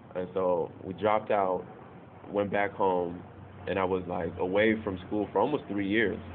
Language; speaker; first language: English; native; English